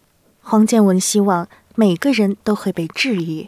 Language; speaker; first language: Chinese; native; Chinese